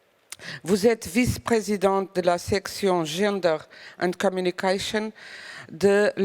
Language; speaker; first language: French; non-native, fluent; Portuguese